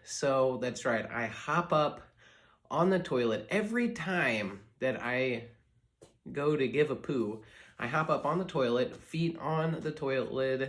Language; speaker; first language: English; native; English